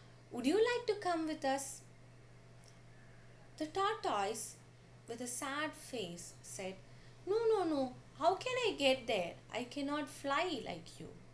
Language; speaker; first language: English; non-native, local second language; Tamil